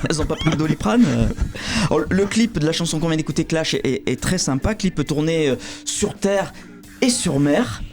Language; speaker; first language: French; native; French